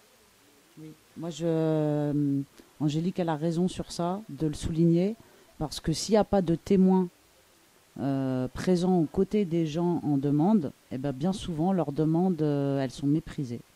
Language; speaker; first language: French; native; French